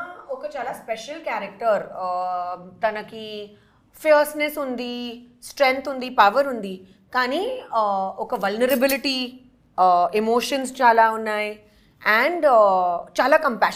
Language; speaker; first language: Telugu; non-native, learner; Hindi